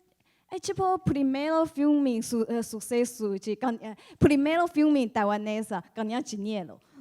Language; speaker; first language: Portuguese; non-native, learner; Chinese